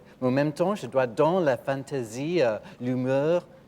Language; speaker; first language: French; non-native, fluent; English